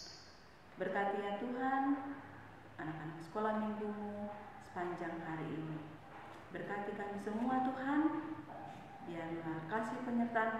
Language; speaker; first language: Indonesian; native; Indonesian